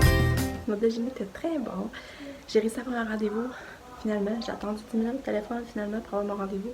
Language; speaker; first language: French; native; French